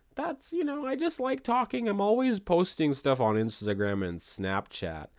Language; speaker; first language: English; native; English